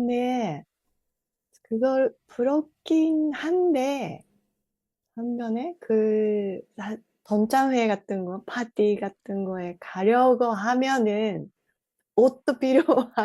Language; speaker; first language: Korean; non-native, fluent; Japanese